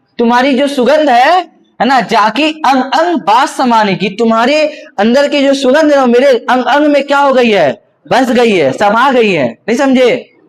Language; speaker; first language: Hindi; native; Hindi